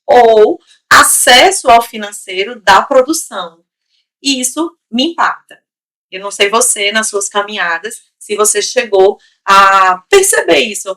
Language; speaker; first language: Portuguese; native; Portuguese